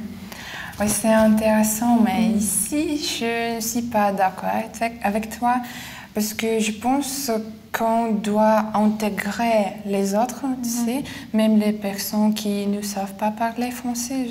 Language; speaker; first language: French; non-native, fluent; Lithuanian